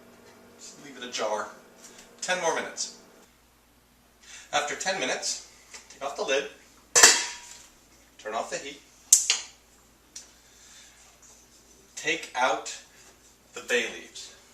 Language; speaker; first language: English; native; English